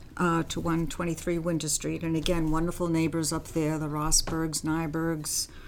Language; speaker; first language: English; early bilingual, other home language; Armenian